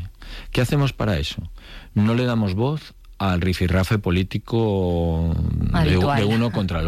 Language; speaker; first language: Spanish; native; Spanish